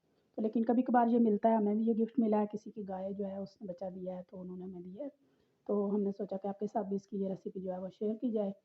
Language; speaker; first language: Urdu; non-native, local second language; Pahari-Potwari